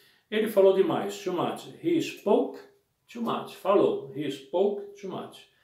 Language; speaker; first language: English; non-native, fluent; Portuguese